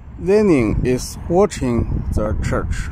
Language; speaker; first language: English; non-native, learner; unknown